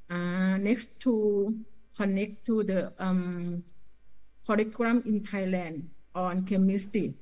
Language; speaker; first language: English; non-native, learner; Thai